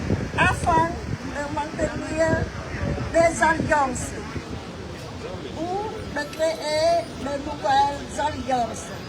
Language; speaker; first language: French; non-native, fluent; Khmer